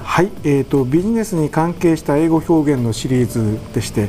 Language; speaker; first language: Japanese; native; Japanese